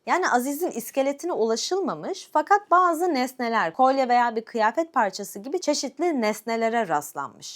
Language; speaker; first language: Turkish; native; Turkish